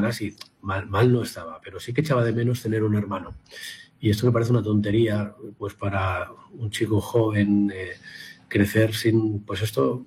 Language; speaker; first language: Spanish; native; Spanish